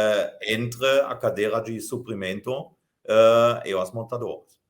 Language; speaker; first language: Portuguese; non-native, fluent; German